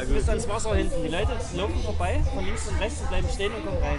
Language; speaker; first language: German; native; German